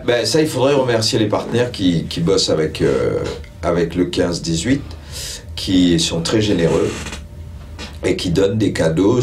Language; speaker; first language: French; non-native, local second language; Morisyen